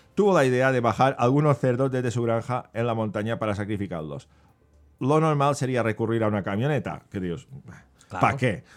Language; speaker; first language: Spanish; non-native, local second language; Catalan